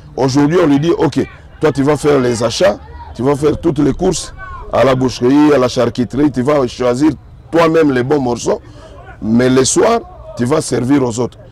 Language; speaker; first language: French; non-native, local second language; Swahili